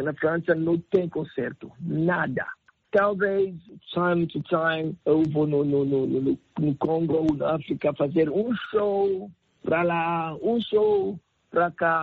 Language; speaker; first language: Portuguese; non-native, learner; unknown